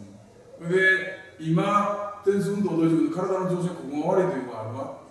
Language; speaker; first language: Japanese; native; Japanese